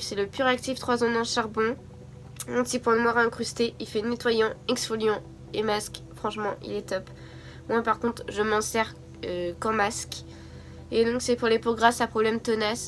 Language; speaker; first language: French; native; French